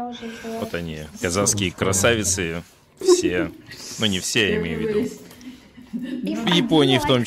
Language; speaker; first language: Russian; native; Russian